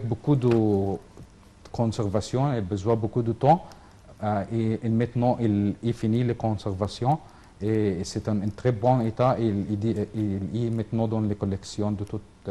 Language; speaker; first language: French; non-native, learner; Arabic